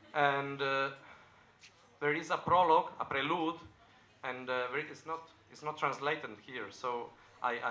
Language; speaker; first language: English; non-native, learner; Italian